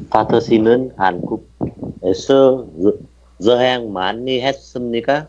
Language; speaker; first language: Korean; non-native, learner; Vietnamese